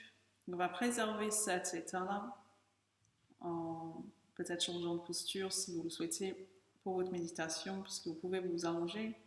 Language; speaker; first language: French; native; French